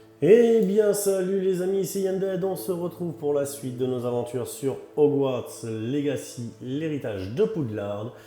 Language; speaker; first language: French; native; French